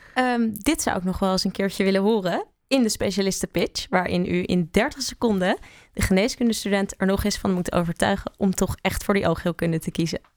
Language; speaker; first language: Dutch; native; Dutch